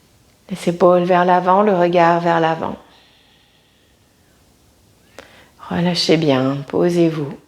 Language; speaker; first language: French; native; French